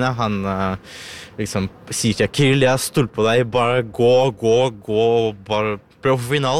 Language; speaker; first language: Norwegian; non-native, learner; Ukrainian